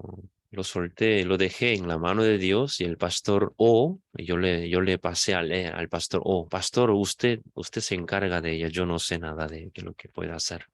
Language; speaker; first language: Spanish; non-native, fluent; Korean